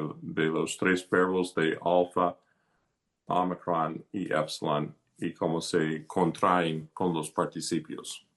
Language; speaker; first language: Spanish; non-native, fluent; English